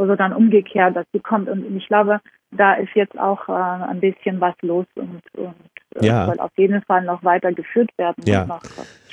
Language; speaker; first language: German; non-native, fluent; Georgian